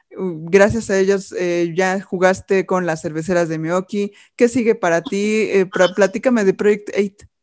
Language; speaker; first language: Spanish; native; Spanish